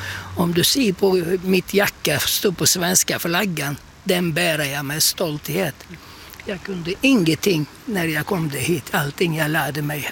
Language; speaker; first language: Swedish; non-native, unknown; Turkish